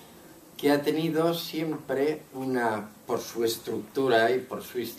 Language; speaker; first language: Spanish; non-native, local second language; Catalan